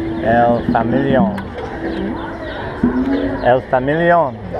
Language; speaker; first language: Spanish; non-native, learner; English